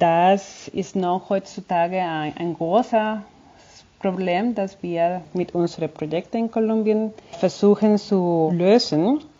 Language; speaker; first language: German; non-native, fluent; Spanish